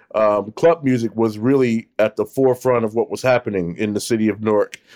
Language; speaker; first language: English; native; English